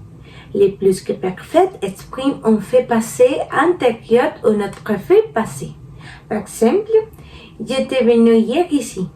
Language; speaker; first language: French; non-native, learner; Spanish